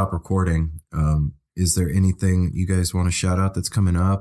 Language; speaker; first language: English; native; English